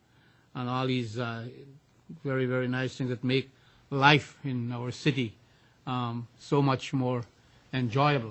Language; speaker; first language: English; native; English